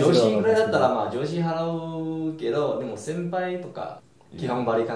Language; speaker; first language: Japanese; non-native, fluent; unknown